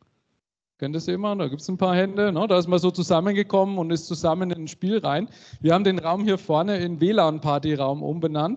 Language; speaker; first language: German; native; German